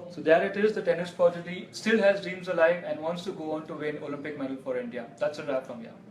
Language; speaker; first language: English; non-native, local second language; Hindi